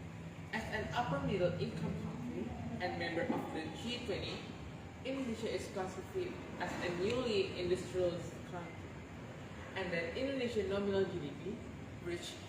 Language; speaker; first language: English; non-native, learner; Indonesian